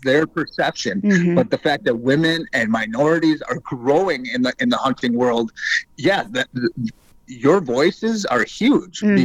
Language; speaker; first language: English; native; English